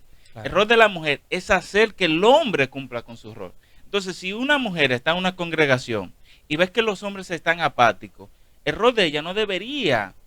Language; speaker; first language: Spanish; native; Spanish